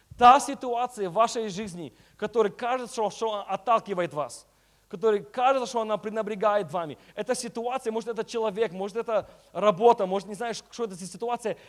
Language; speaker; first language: Russian; early bilingual, heritage; Russian